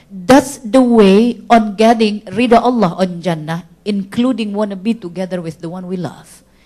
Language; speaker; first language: English; non-native, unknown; Indonesian